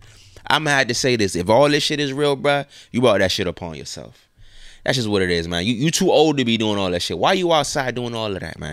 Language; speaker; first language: English; native; English